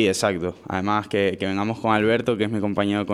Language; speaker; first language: Spanish; native; Spanish